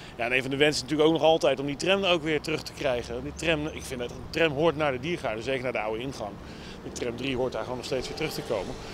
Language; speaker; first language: Dutch; native; Dutch